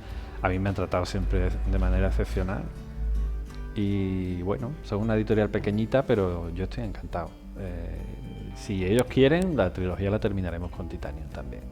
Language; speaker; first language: Spanish; native; Spanish